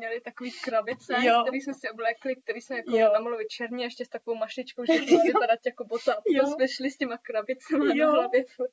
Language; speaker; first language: Czech; early bilingual, heritage; Czech